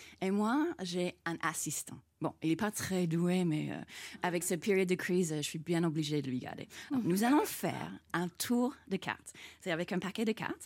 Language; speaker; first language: French; non-native, fluent; English